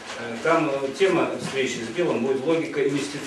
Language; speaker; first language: Russian; native; Russian